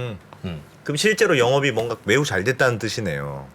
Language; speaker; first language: Korean; native; Korean